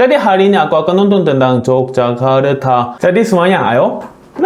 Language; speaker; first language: Indonesian; non-native, learner; Korean